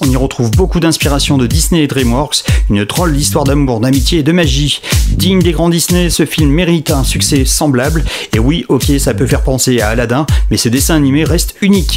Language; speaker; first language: French; native; French